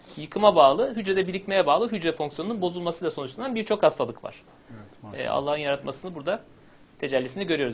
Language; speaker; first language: Turkish; native; Turkish